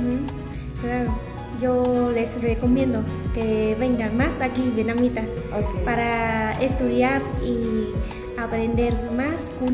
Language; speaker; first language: Spanish; non-native, learner; Vietnamese